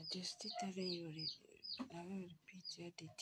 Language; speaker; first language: English; non-native, local second language; Igbo